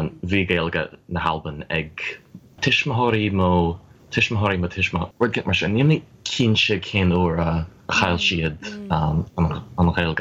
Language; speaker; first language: Irish; non-native, fluent; English